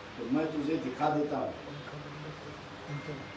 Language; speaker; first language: Hindi; non-native, local second language; Marathi